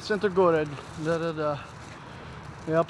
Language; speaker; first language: Russian; non-native, learner; English